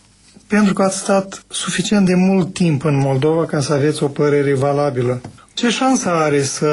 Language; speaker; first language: Romanian; native; Romanian